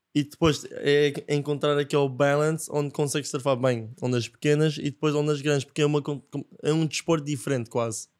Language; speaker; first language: Portuguese; non-native, fluent; English